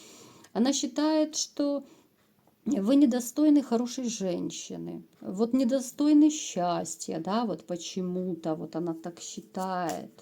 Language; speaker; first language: Russian; native; Russian